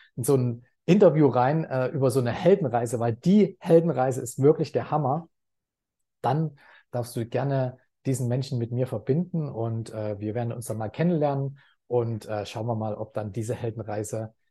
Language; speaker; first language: German; native; German